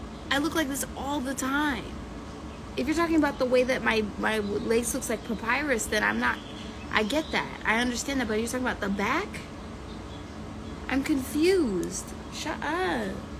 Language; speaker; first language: English; native; English